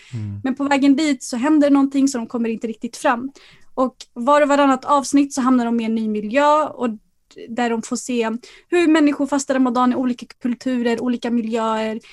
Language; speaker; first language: Swedish; early bilingual, other home language; Arabic